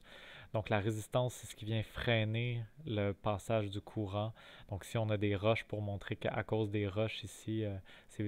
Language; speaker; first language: French; native; French